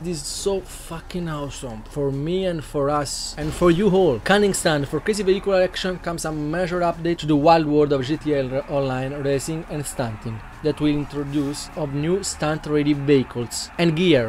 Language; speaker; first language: English; non-native, learner; Italian